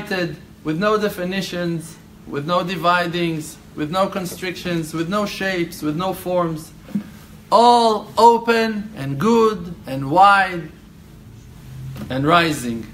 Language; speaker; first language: English; non-native, fluent; Hebrew